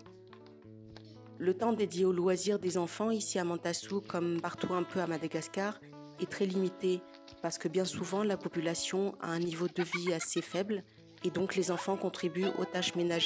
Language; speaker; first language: French; early bilingual, other home language; Malagasy